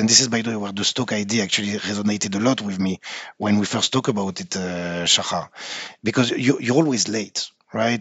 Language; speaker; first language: English; non-native, fluent; French